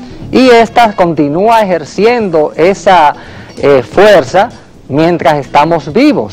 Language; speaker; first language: Spanish; native; Spanish